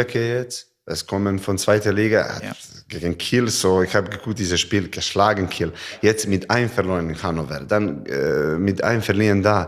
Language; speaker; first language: German; non-native, learner; Serbian